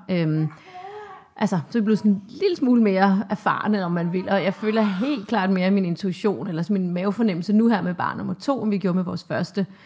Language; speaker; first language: Danish; native; Danish